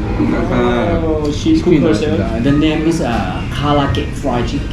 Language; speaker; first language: English; non-native, learner; Thai